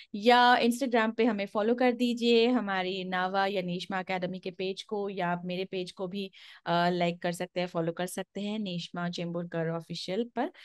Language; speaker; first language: Hindi; non-native, local second language; Marathi